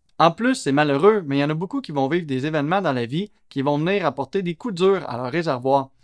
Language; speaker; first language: French; native; French